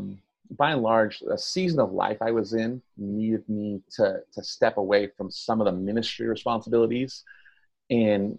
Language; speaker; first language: English; native; English